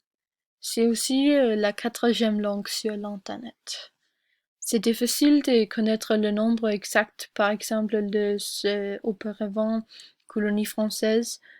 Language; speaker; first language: French; non-native, learner; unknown